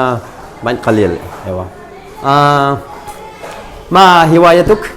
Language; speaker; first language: Arabic; non-native, fluent; Indonesian